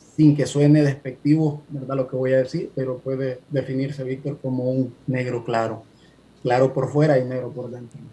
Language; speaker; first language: Spanish; native; Spanish